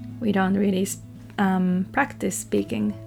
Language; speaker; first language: English; non-native, fluent; Japanese